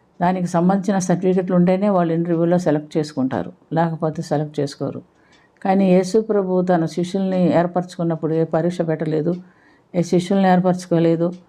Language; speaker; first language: Telugu; non-native, fluent; Malayalam